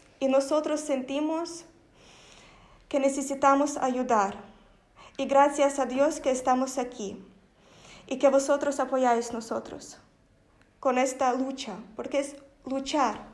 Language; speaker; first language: Spanish; non-native, fluent; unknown